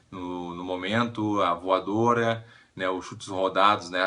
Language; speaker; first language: Portuguese; native; Portuguese